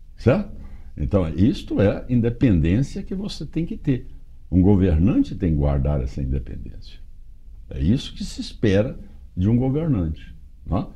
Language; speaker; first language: Portuguese; native; Portuguese